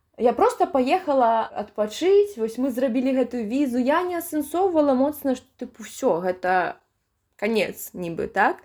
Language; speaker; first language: Belarusian; native; Belarusian